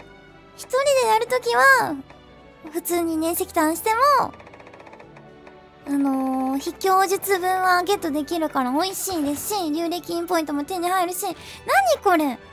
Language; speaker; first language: Japanese; native; Japanese